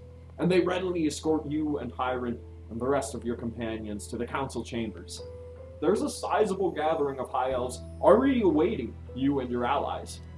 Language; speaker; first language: English; native; English